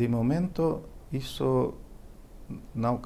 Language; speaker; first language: Portuguese; non-native, fluent; Ukrainian